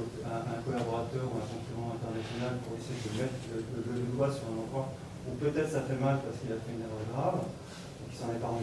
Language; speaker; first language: French; native; French